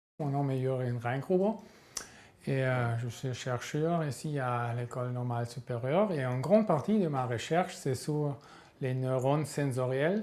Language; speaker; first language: French; non-native, fluent; German